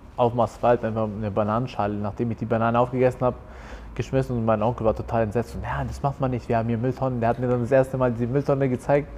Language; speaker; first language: German; early bilingual, other home language; Albanian